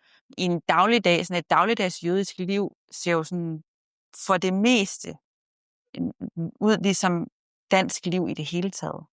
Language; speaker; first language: Danish; native; Danish